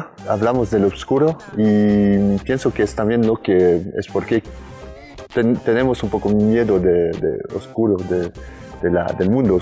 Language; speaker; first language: Spanish; non-native, fluent; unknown